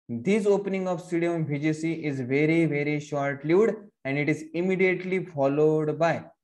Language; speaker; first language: English; non-native, local second language; Marathi